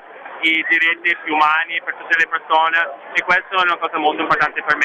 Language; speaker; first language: Italian; non-native, learner; English